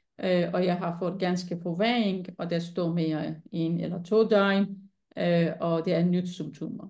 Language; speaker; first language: Danish; non-native, fluent; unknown